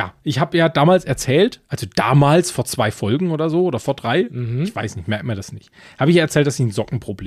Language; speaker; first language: German; native; German